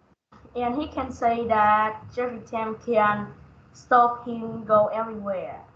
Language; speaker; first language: English; non-native, learner; Vietnamese